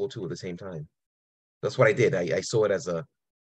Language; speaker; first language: English; early bilingual, other home language; Spanish